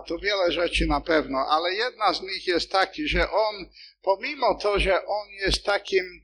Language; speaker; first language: Polish; non-native, fluent; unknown